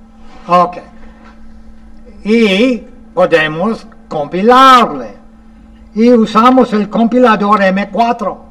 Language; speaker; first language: Spanish; non-native, fluent; English